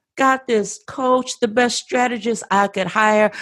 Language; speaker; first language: English; native; English